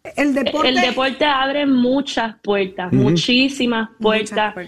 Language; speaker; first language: Spanish; native; Spanish